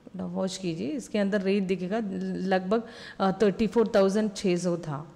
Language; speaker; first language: Hindi; non-native, local second language; Malayalam